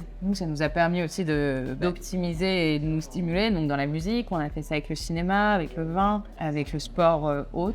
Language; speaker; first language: French; native; French